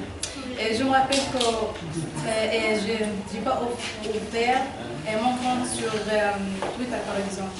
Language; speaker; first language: French; non-native, learner; Arabic